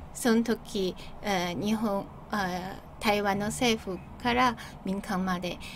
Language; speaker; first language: Japanese; non-native, fluent; Chinese